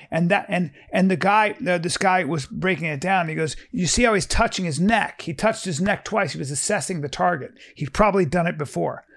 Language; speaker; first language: English; early bilingual, other home language; French